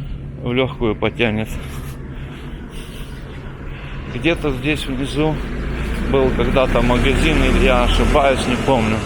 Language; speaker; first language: Russian; native; Russian